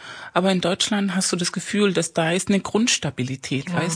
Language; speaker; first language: German; non-native, fluent; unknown